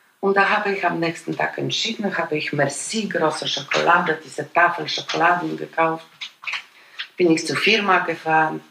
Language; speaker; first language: German; non-native, fluent; Polish